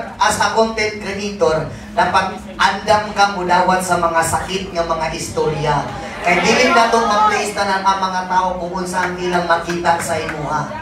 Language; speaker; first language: Cebuano; non-native, local second language; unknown